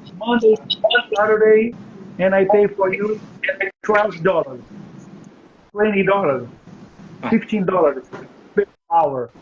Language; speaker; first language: English; non-native, learner; Portuguese